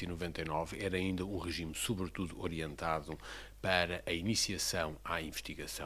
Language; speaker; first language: Portuguese; native; Portuguese